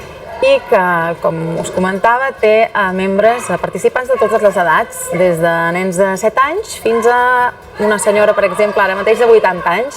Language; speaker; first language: Catalan; native; Catalan